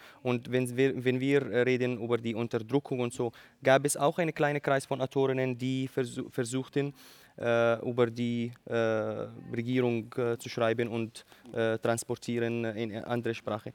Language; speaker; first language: German; non-native, learner; Arabic